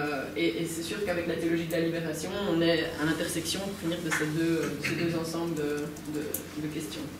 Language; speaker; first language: French; native; French